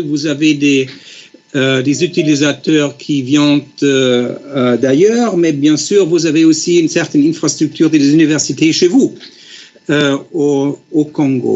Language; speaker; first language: French; non-native, fluent; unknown